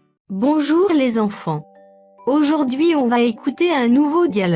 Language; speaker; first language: French; non-native, local second language; Arabic